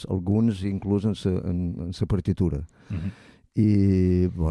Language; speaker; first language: Catalan; native; Catalan